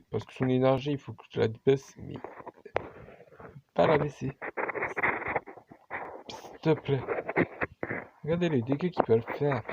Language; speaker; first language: French; native; French